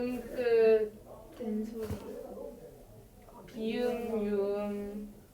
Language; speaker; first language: Korean; native; Korean